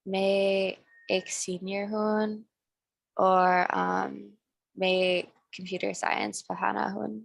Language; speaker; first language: Hindi; non-native, learner; English